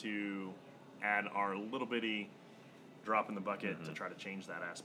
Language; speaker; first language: English; native; English